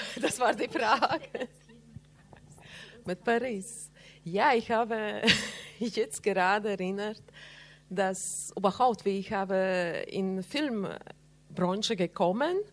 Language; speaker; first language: German; non-native, learner; Latvian